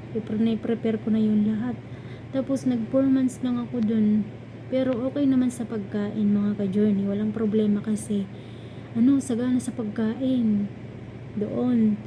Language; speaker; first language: Filipino; non-native, local second language; Waray